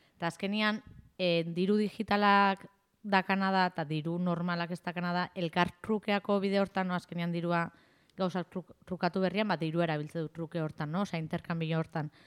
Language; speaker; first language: Basque; native; Basque